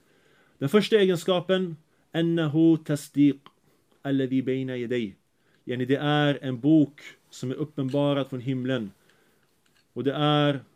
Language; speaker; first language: Swedish; early bilingual, other home language; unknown